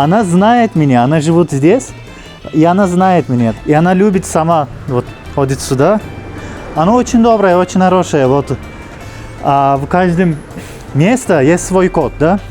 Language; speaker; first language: Russian; non-native, fluent; Turkish